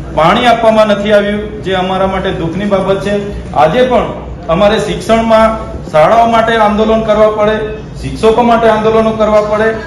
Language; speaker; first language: Gujarati; non-native, local second language; Bhili